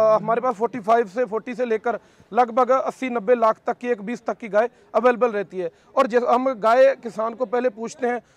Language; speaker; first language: Hindi; non-native, local second language; Punjabi